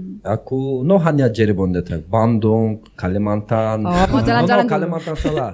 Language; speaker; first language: Indonesian; non-native, learner; Turkish